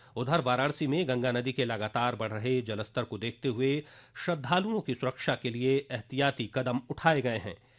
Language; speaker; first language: Hindi; native; Hindi